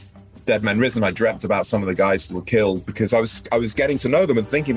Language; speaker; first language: English; native; English